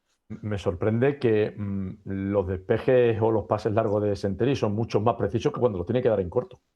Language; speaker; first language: Spanish; native; Spanish